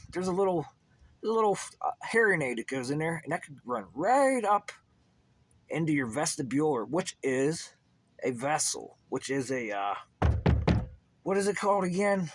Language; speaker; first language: English; native; English